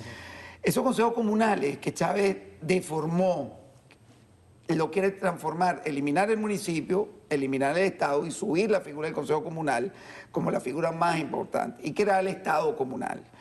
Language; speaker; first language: Spanish; native; Spanish